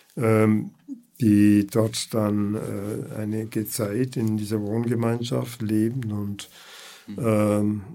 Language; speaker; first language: German; native; German